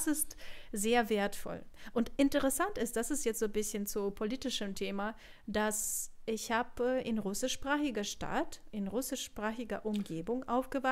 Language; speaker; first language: German; non-native, fluent; Russian